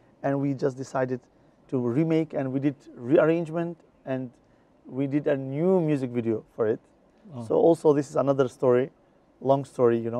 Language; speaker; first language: English; non-native, fluent; Turkish